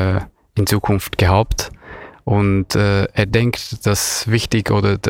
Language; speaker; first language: German; non-native, fluent; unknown